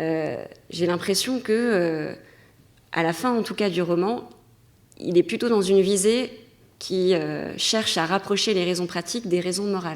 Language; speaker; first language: French; native; French